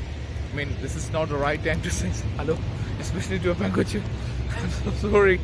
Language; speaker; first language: English; non-native, local second language; Malayalam